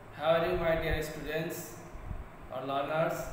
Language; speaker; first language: English; non-native, local second language; Bangla